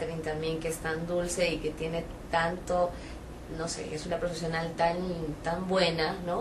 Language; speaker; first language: Spanish; native; Spanish